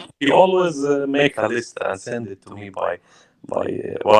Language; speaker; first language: English; non-native, learner; Arabic